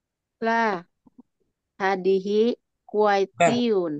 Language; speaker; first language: Arabic; non-native, learner; Indonesian